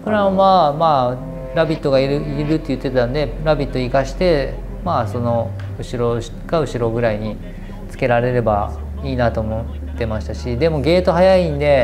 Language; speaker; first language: Japanese; native; Japanese